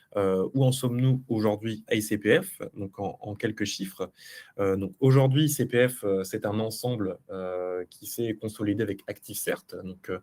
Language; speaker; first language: French; native; French